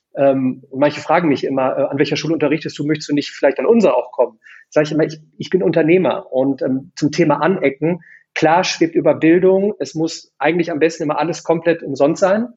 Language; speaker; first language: German; native; German